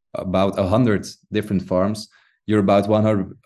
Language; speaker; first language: English; non-native, fluent; Dutch